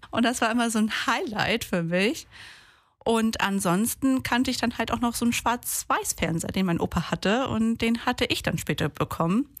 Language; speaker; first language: German; early bilingual, other home language; Portuguese